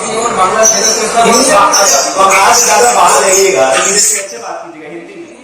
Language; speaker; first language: Hindi; non-native, learner; Bangla